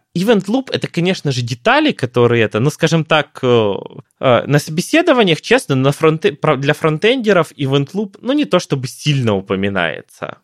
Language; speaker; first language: Russian; native; Russian